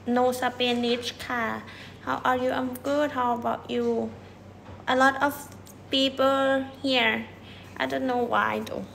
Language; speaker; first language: English; non-native, learner; Thai